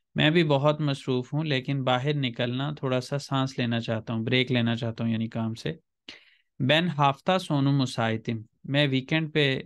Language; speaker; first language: Urdu; native; Urdu